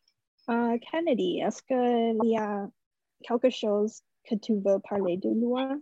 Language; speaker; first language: French; non-native, fluent; English